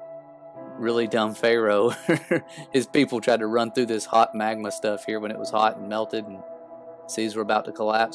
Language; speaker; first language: English; native; English